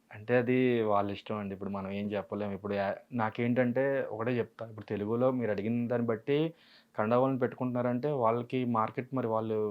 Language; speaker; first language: Telugu; native; Telugu